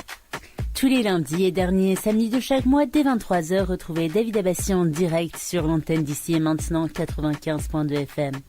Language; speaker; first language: French; native; French